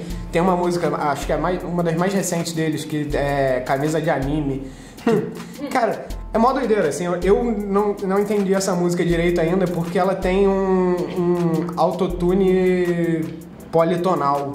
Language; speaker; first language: Portuguese; native; Portuguese